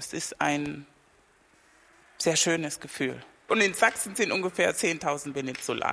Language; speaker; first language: German; non-native, fluent; Spanish